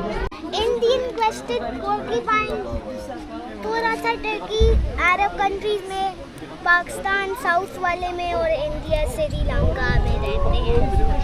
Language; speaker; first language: Hindi; early bilingual, heritage; Urdu